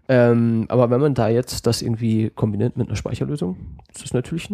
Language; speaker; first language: German; native; German